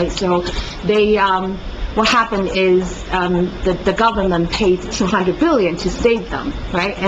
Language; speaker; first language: English; non-native, fluent; Chinese